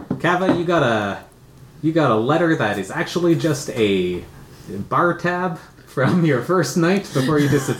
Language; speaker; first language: English; native; English